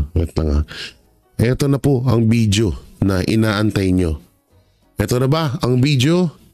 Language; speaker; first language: Filipino; non-native, local second language; Cebuano